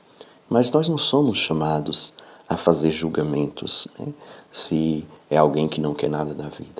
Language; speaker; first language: Portuguese; native; Portuguese